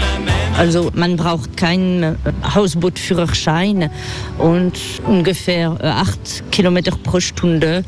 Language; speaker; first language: German; non-native, fluent; French